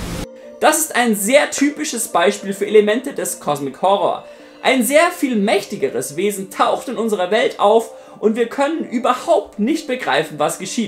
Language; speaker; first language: German; native; German